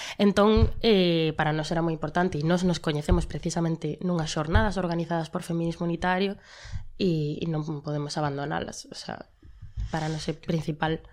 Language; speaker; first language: Galician; non-native, local second language; Spanish